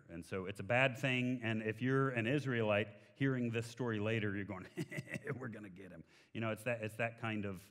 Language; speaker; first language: English; native; English